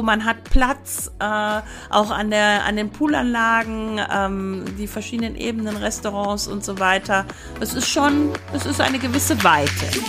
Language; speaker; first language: German; native; German